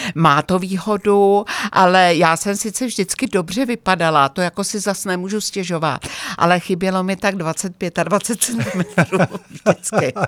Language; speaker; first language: Czech; native; Czech